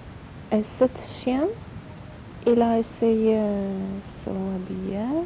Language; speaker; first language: French; non-native, learner; Polish